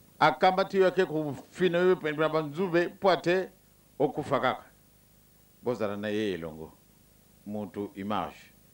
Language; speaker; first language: Lingala; non-native, local second language; Kongo